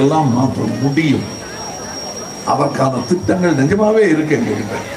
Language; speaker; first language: Tamil; native; Tamil